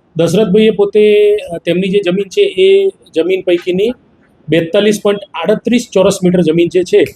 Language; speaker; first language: Gujarati; native; Gujarati